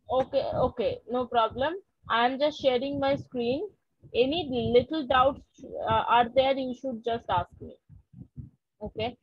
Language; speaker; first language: English; non-native, local second language; Bangla